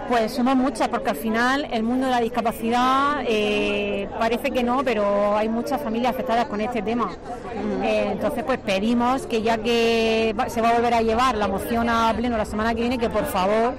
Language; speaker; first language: Spanish; native; Spanish